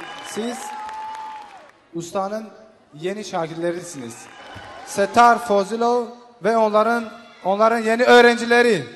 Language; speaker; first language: Turkish; non-native, fluent; Tajik